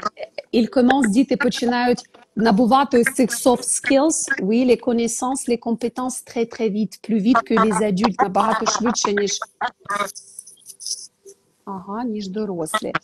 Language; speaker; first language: French; non-native, fluent; Ukrainian